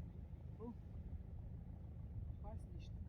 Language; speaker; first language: German; non-native, learner; Arabic